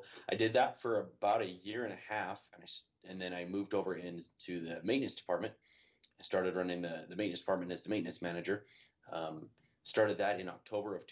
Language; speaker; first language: English; native; English